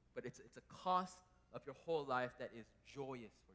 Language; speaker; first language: English; native; English